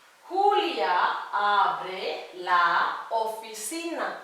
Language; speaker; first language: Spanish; non-native, fluent; Tamil